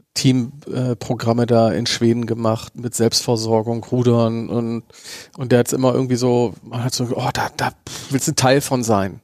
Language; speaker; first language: German; native; German